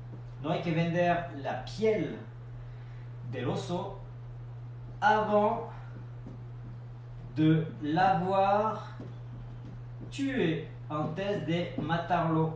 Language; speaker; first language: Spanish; non-native, fluent; French